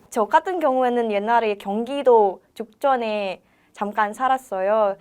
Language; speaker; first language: Korean; non-native, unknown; Indonesian